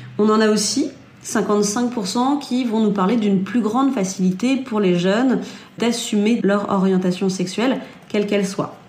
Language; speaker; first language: French; native; French